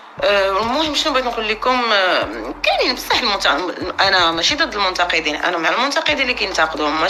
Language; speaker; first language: Arabic; native; Arabic